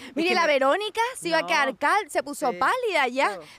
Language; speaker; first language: Spanish; native; Spanish